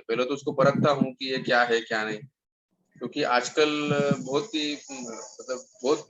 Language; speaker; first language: Hindi; non-native, local second language; Marathi